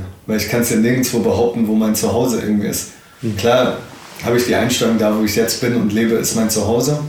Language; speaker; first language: German; early bilingual, other home language; Arabic